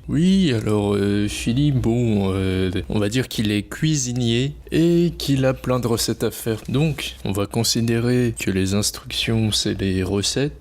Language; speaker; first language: French; native; French